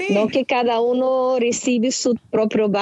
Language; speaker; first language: Spanish; non-native, fluent; Portuguese